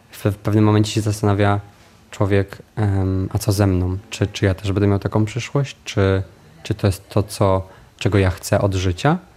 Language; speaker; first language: Polish; native; Polish